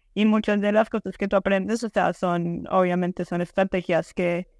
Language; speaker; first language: Spanish; early bilingual, heritage; Spanish